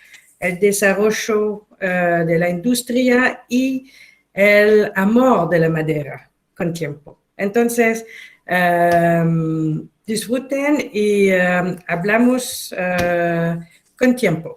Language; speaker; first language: Spanish; non-native, fluent; French